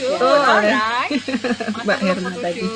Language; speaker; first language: Indonesian; native; Indonesian